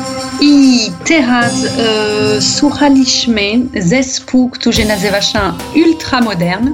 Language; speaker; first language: Polish; non-native, fluent; French